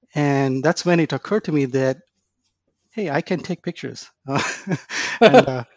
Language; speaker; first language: English; non-native, local second language; Tamil